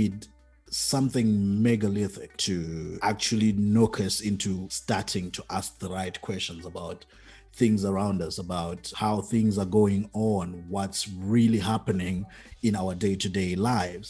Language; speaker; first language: English; non-native, local second language; Shona